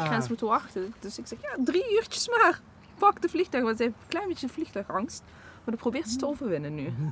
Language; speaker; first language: Dutch; early bilingual, other home language; Turkish